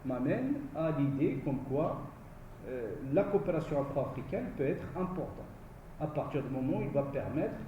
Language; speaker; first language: French; non-native, local second language; Arabic